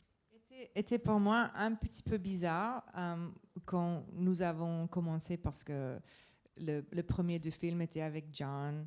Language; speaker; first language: French; non-native, learner; English